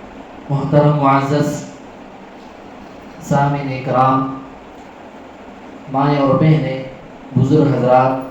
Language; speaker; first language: Urdu; native; Urdu